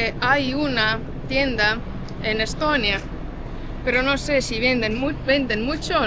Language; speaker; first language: Spanish; non-native, fluent; Estonian